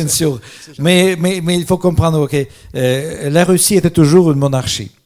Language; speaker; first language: French; non-native, fluent; Russian